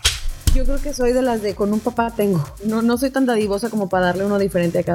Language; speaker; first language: Spanish; native; Spanish